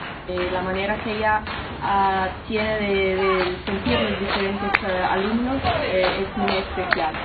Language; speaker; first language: Spanish; non-native, fluent; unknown